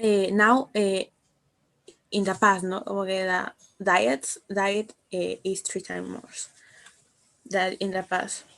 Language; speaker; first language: English; non-native, learner; Spanish